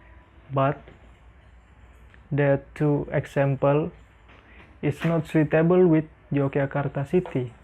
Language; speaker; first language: English; non-native, learner; Indonesian